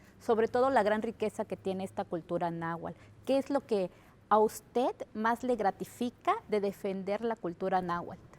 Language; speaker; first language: Spanish; native; Spanish